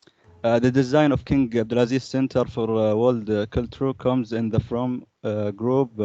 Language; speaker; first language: English; non-native, learner; Arabic